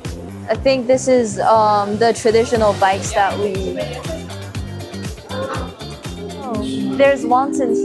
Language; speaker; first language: English; non-native, fluent; Chinese